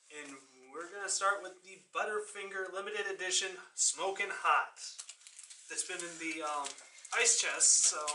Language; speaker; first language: English; native; English